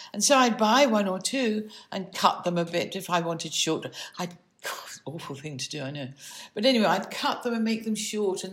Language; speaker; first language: English; native; English